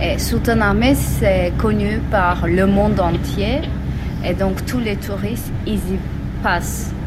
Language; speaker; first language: French; non-native, fluent; Turkish